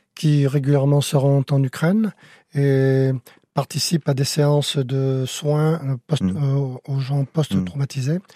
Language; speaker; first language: French; native; French